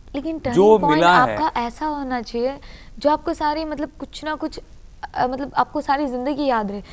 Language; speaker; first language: Hindi; non-native, local second language; Urdu